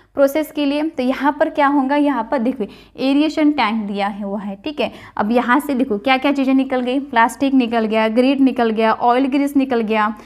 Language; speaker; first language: Hindi; non-native, local second language; Marathi